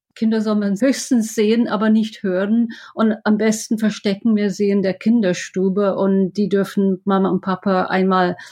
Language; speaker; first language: German; non-native, fluent; English